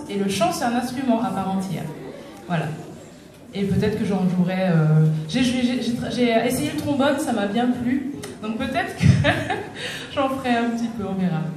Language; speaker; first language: French; native; French